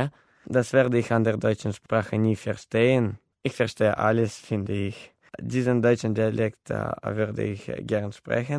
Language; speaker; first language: German; non-native, learner; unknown